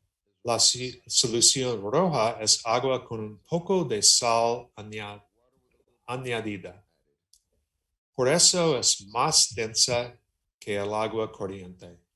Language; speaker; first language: Spanish; non-native, learner; English